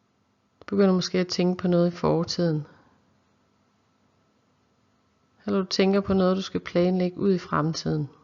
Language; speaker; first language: Danish; native; Danish